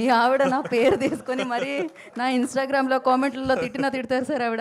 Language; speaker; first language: Telugu; native; Telugu